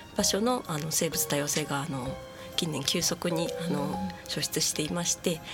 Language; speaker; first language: Japanese; native; Japanese